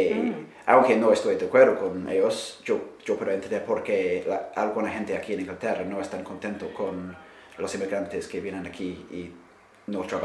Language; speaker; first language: Spanish; non-native, fluent; English